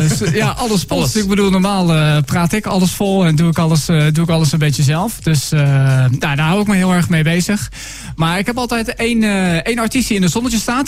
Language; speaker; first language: Dutch; native; Dutch